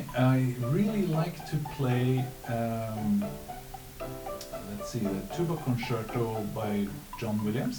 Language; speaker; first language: English; non-native, fluent; Norwegian